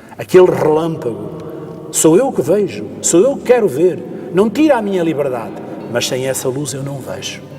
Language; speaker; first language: Portuguese; native; Portuguese